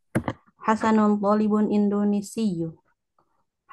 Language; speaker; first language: Arabic; non-native, learner; Indonesian